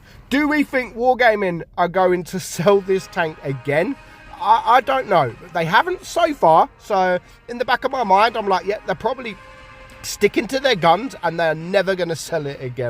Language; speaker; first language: English; native; English